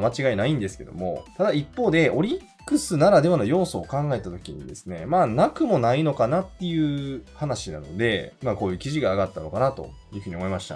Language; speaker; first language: Japanese; native; Japanese